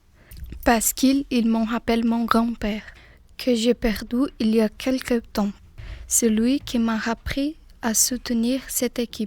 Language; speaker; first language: French; non-native, fluent; Portuguese